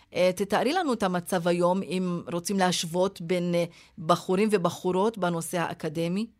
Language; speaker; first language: Hebrew; non-native, local second language; Arabic